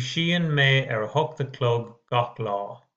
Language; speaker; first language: Irish; non-native, learner; English